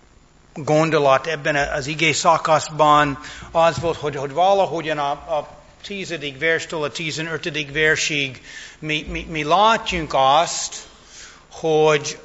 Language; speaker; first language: Hungarian; non-native, fluent; English